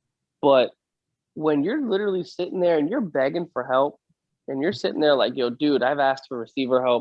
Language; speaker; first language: English; native; English